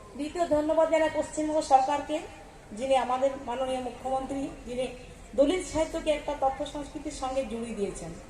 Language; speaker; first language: Bangla; non-native, local second language; Santali